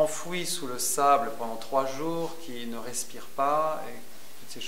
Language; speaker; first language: French; native; French